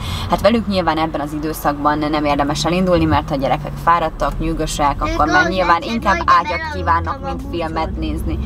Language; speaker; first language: Hungarian; native; Hungarian